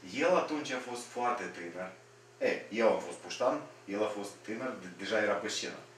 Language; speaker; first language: Romanian; non-native, fluent; Russian